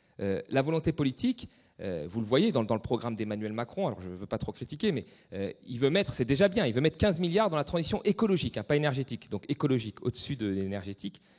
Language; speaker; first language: French; native; French